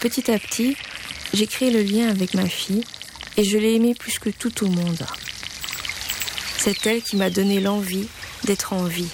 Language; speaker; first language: French; native; French